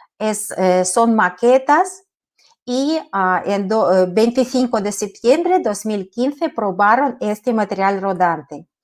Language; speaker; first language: Spanish; non-native, fluent; Russian